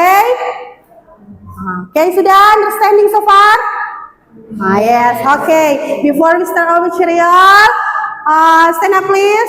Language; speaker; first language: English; non-native, learner; Indonesian